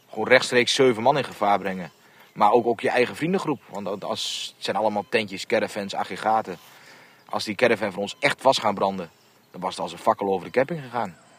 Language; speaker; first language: Dutch; native; Dutch